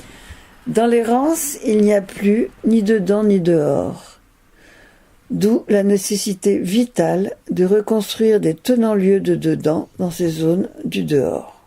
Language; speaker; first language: French; native; French